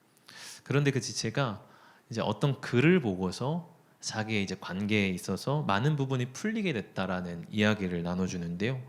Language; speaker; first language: Korean; native; Korean